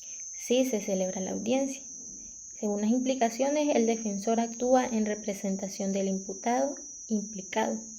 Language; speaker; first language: Spanish; native; Spanish